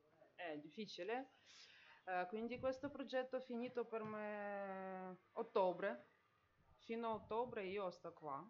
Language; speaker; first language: Italian; non-native, learner; Ukrainian